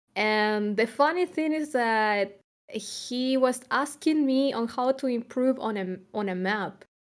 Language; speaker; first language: English; non-native, fluent; Spanish